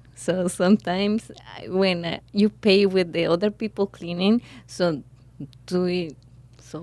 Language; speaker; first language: English; non-native, learner; Spanish